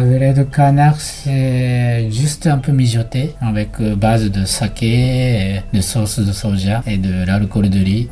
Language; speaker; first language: French; non-native, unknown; Japanese